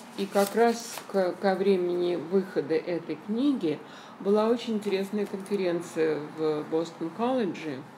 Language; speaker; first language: Russian; native; Russian